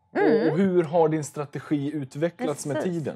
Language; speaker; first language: Swedish; native; Swedish